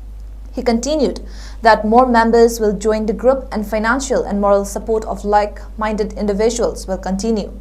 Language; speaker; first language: English; non-native, local second language; Manipuri